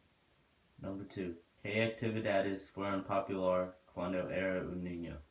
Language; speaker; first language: Spanish; non-native, learner; English